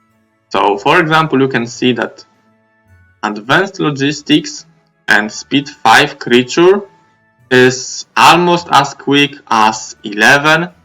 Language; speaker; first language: English; non-native, fluent; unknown